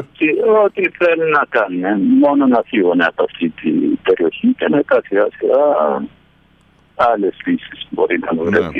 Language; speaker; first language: Greek; early bilingual, heritage; Greek